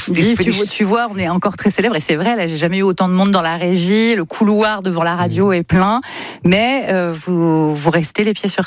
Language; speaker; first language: French; native; French